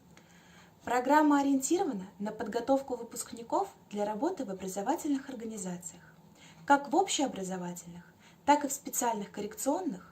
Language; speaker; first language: Russian; native; Russian